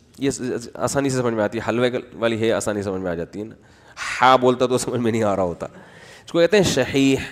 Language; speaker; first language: Urdu; native; Urdu